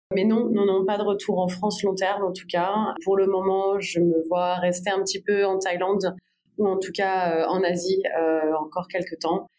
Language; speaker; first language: French; native; French